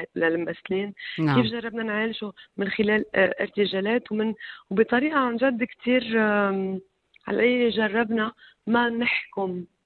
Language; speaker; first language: Arabic; native; Arabic